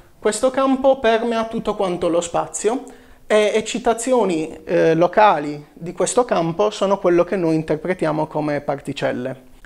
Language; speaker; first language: Italian; native; Italian